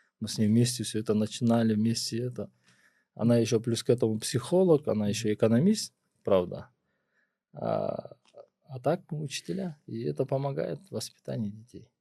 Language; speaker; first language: Russian; non-native, local second language; Kyrgyz